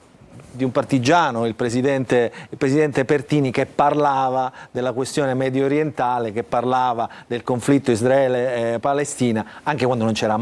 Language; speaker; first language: Italian; native; Italian